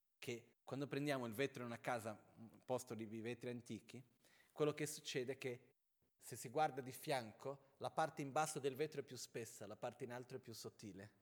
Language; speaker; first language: Italian; non-native, fluent; Portuguese